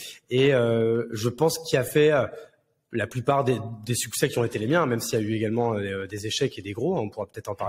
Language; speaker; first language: French; native; French